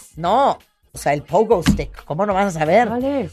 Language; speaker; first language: Spanish; native; Spanish